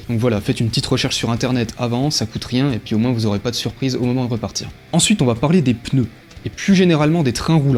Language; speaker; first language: French; native; French